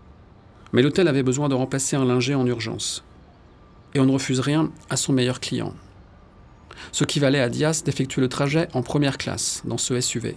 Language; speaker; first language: French; native; French